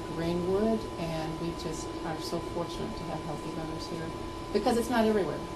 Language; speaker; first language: English; native; English